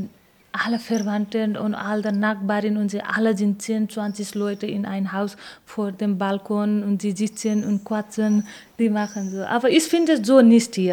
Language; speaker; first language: German; non-native, learner; Nepali